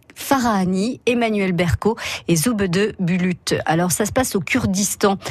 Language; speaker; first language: French; native; French